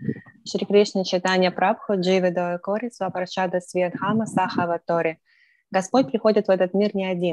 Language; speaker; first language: Russian; native; Russian